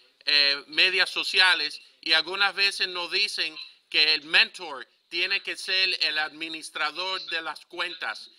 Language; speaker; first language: Spanish; early bilingual, heritage; Spanish